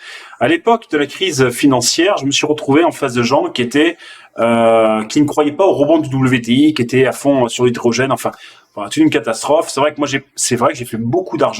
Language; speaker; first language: French; native; French